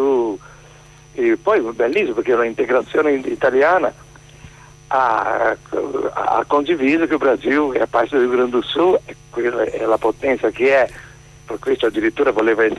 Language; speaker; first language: Italian; non-native, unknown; Portuguese